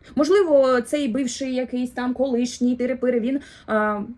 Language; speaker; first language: Ukrainian; non-native, local second language; Russian